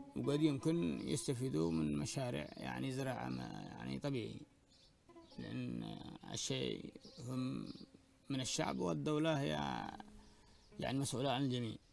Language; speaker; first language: Arabic; native; Arabic